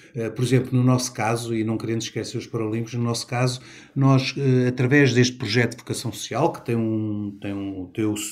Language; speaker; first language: Portuguese; native; Portuguese